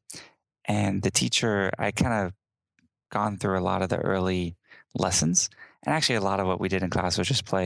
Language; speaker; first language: English; native; English